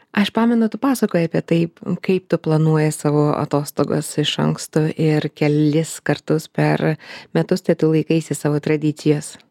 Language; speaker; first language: Lithuanian; non-native, local second language; Russian